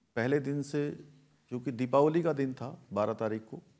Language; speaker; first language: Hindi; native; Hindi